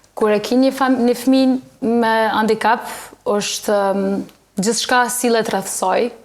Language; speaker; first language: Albanian; early bilingual, heritage; Albanian